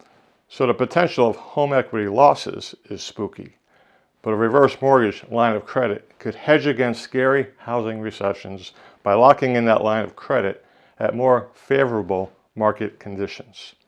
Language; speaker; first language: English; native; English